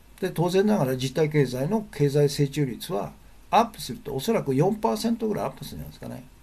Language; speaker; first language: Japanese; native; Japanese